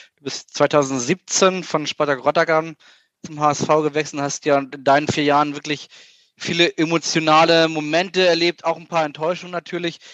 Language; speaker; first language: German; native; German